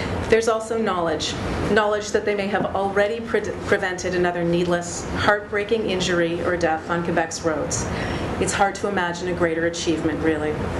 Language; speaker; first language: English; native; English